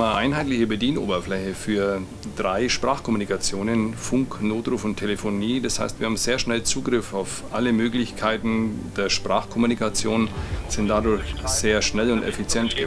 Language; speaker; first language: German; native; German